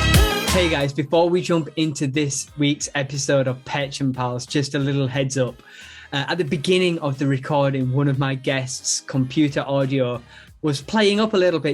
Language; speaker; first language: English; native; English